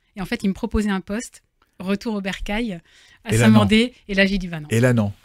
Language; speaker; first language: French; native; French